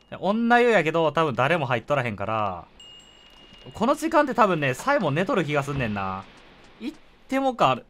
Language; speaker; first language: Japanese; native; Japanese